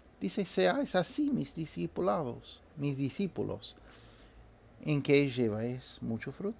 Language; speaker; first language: Spanish; non-native, fluent; English